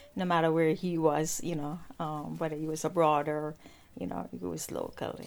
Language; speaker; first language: English; non-native, local second language; Jamaican Creole English